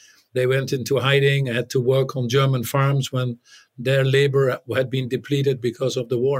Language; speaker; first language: English; non-native, fluent; Dutch